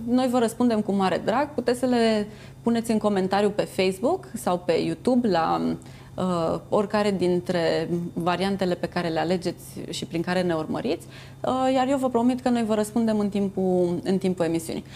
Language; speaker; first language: Romanian; native; Romanian